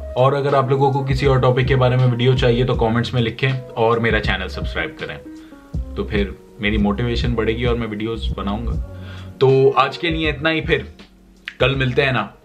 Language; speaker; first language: Urdu; native; Urdu